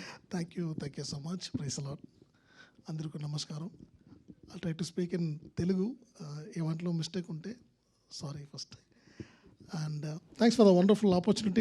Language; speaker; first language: Telugu; non-native, local second language; Tamil